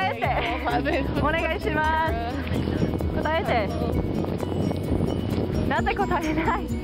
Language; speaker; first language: Japanese; non-native, learner; English